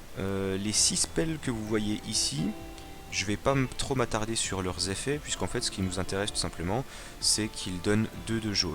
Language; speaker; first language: French; native; French